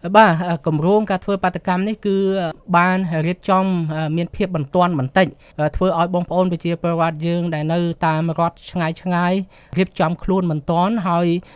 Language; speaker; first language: Khmer; native; Khmer